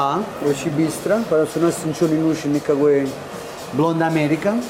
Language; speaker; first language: Russian; non-native, learner; Italian